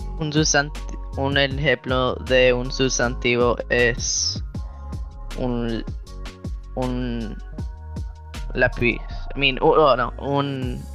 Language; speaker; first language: Spanish; early bilingual, heritage; Spanish